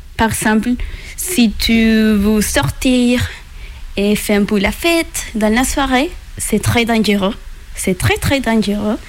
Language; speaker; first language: French; non-native, learner; Spanish